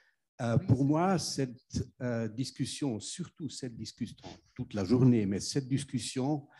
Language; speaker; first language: French; non-native, fluent; German